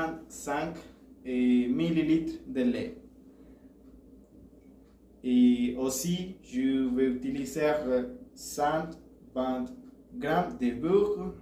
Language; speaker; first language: French; non-native, learner; Spanish